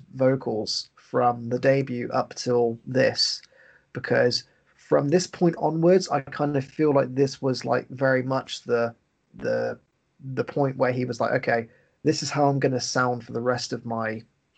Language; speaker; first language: English; native; English